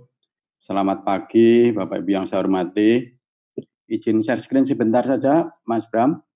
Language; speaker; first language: Indonesian; native; Indonesian